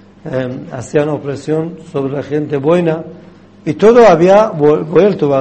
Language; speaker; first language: Spanish; non-native, fluent; Persian